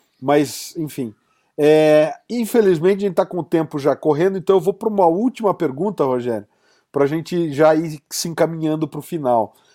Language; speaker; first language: Portuguese; native; Portuguese